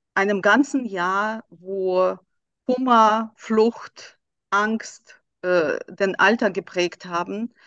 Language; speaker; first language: German; non-native, fluent; Russian